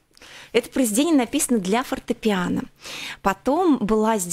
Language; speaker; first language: Russian; native; Russian